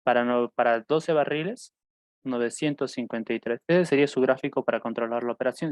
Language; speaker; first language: Spanish; native; Spanish